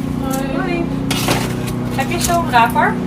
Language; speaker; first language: Dutch; native; Dutch